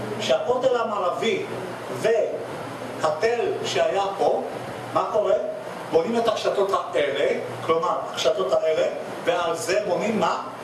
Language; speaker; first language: Hebrew; non-native, fluent; Russian